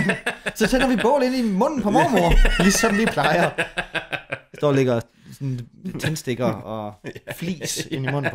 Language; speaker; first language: Danish; native; Danish